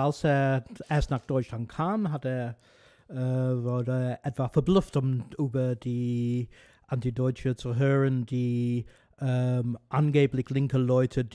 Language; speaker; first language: German; non-native, fluent; English